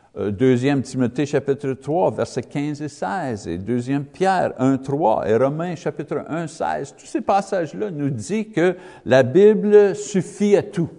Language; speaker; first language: French; non-native, learner; English